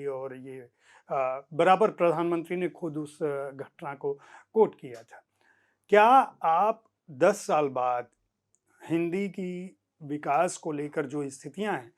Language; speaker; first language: Hindi; native; Hindi